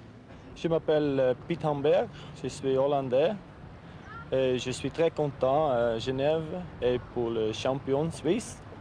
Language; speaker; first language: French; non-native, learner; Dutch